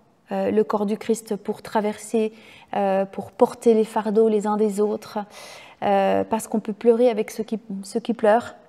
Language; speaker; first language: French; native; French